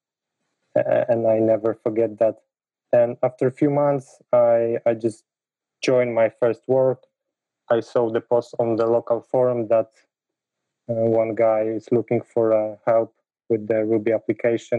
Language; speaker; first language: English; non-native, fluent; Polish